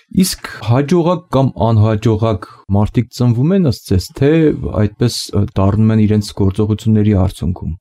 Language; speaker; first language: Armenian; native; Armenian